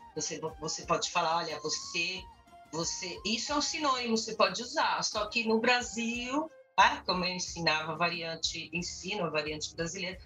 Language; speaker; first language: Portuguese; native; Portuguese